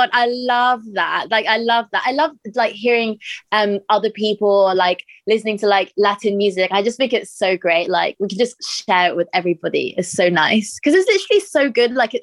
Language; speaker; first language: English; native; English